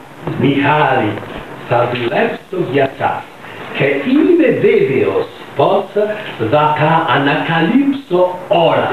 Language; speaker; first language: Greek; non-native, learner; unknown